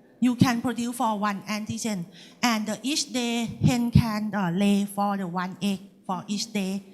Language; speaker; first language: English; non-native, learner; Thai